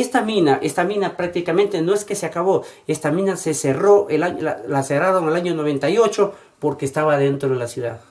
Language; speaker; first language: Spanish; native; Spanish